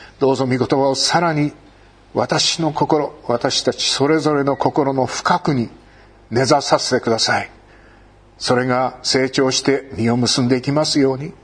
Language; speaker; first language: Japanese; native; Japanese